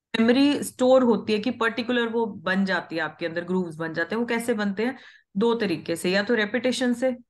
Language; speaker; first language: Hindi; non-native, local second language; Punjabi